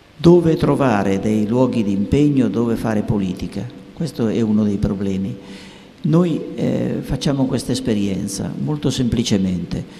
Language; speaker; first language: Italian; native; Italian